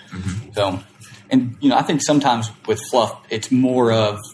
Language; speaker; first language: English; native; English